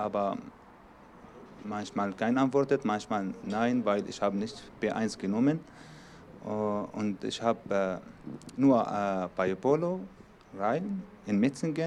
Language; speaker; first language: German; non-native, learner; Arabic